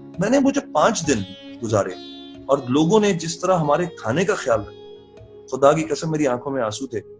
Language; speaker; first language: Urdu; native; Urdu